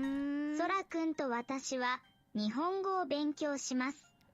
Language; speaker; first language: Japanese; non-native, learner; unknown